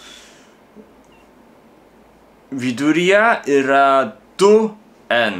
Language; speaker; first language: Lithuanian; non-native, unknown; Japanese